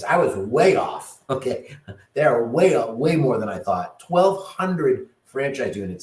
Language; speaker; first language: English; native; English